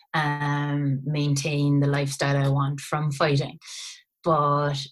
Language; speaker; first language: English; native; English